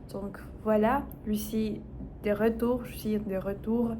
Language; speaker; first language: French; non-native, fluent; Spanish